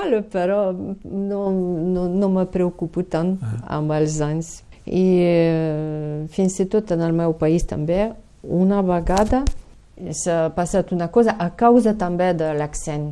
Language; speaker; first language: Catalan; non-native, fluent; Ukrainian